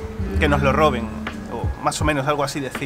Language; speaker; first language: Spanish; native; Spanish